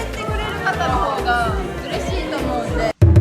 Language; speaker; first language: Japanese; native; Japanese